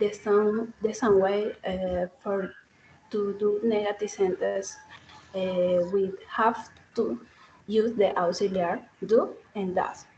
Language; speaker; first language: English; non-native, learner; Spanish